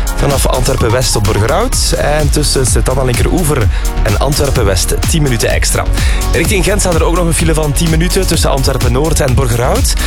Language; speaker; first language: Dutch; native; Dutch